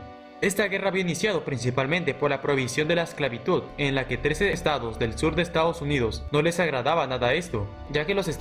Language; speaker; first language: Spanish; native; Spanish